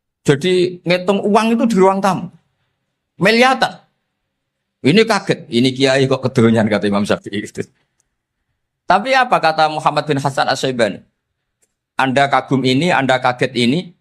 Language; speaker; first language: Indonesian; non-native, local second language; Javanese